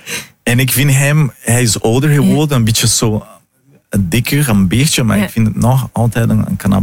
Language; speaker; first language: Dutch; non-native, fluent; Portuguese